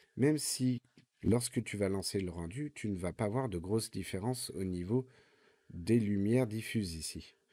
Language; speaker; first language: French; native; French